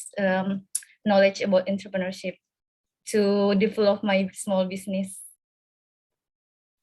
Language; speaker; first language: English; non-native, fluent; Indonesian